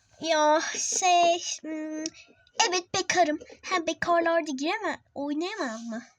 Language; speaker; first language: Turkish; native; Turkish